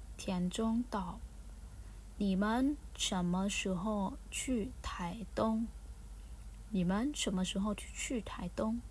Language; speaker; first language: Chinese; non-native, fluent; Thai